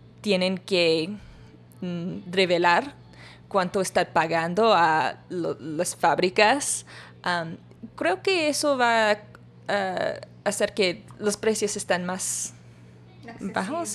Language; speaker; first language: Spanish; non-native, learner; English